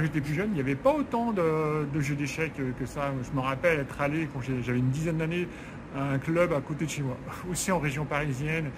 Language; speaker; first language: French; native; French